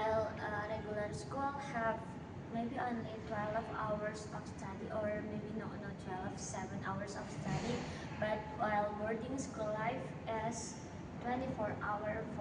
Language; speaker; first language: English; non-native, learner; Indonesian